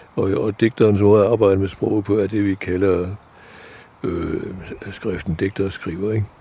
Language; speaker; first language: Danish; native; Danish